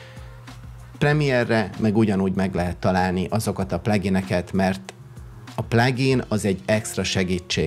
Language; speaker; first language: Hungarian; native; Hungarian